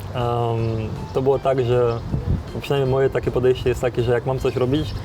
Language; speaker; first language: Polish; non-native, fluent; Romanian